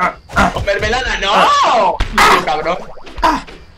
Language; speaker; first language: Spanish; native; Spanish